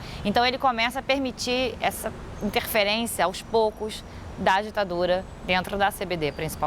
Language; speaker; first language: Portuguese; native; Portuguese